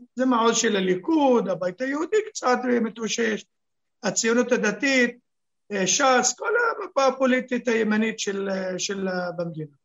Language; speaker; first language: Hebrew; native; Hebrew